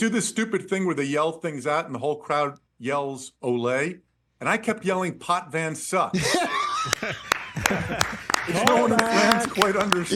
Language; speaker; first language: English; native; English